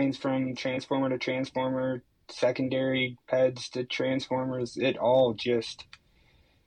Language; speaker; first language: English; native; English